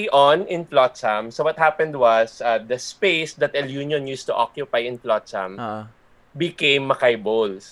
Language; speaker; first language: English; non-native, local second language; Filipino